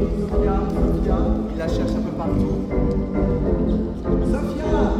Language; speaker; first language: French; native; French